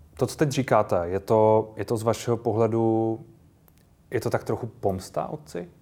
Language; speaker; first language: Czech; native; Czech